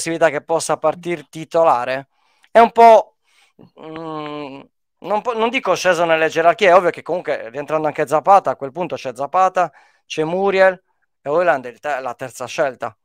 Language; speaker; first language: Italian; native; Italian